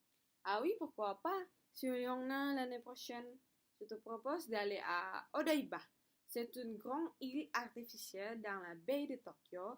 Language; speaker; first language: French; non-native, learner; Indonesian